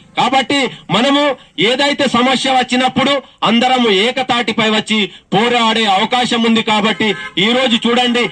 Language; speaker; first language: Telugu; non-native, local second language; Gondi